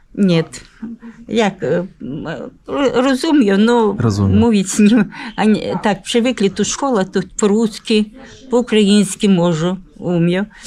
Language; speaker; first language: Polish; early bilingual, heritage; Polish